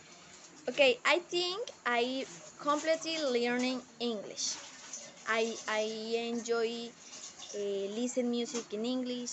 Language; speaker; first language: English; non-native, learner; Spanish